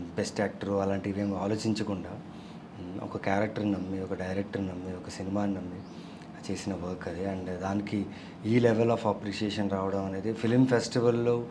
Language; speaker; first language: Telugu; non-native, local second language; Tamil